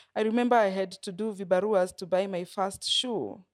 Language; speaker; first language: English; non-native, local second language; Kikuyu